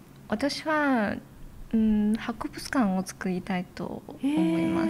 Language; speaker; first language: Japanese; non-native, fluent; Chinese